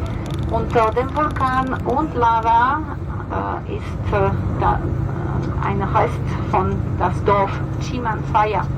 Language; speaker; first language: German; non-native, fluent; Spanish